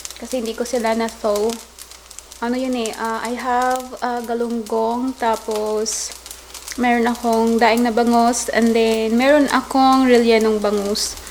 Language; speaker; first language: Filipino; native; Filipino